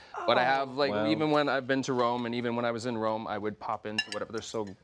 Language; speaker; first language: English; native; English